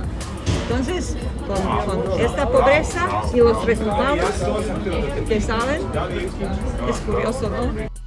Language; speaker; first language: Spanish; non-native, fluent; Serbian